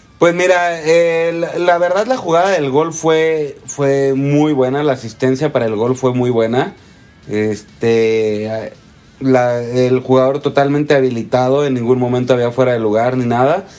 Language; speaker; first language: Spanish; native; Spanish